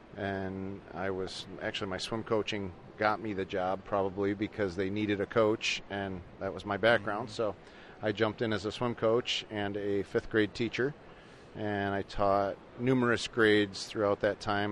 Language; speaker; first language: English; native; English